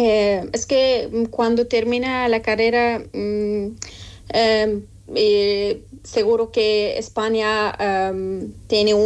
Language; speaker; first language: Spanish; non-native, learner; Persian